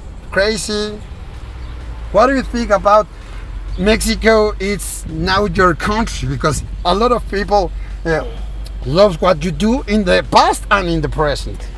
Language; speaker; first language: English; non-native, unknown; Spanish